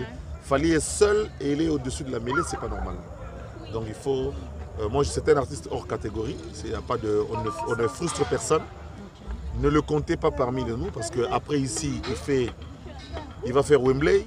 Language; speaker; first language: French; non-native, local second language; Lingala